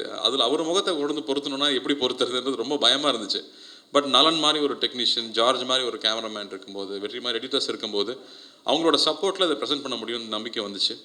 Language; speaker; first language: Tamil; native; Tamil